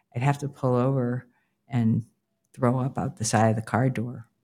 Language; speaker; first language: English; native; English